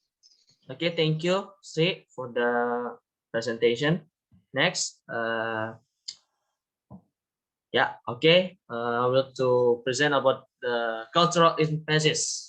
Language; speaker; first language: English; non-native, learner; Indonesian